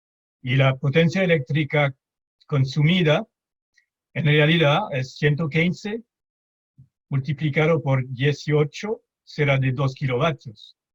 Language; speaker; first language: Spanish; non-native, fluent; French